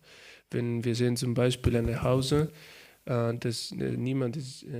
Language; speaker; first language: German; non-native, learner; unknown